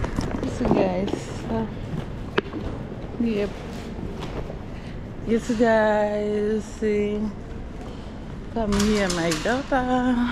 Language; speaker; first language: English; non-native, learner; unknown